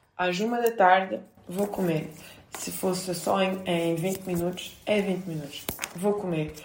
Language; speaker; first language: Portuguese; non-native, fluent; French